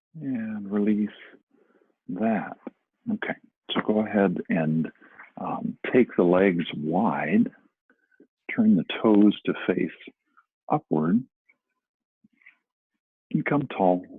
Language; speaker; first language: English; native; English